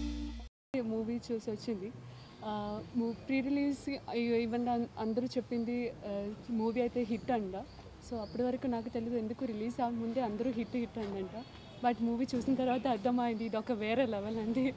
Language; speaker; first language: Telugu; non-native, learner; Malayalam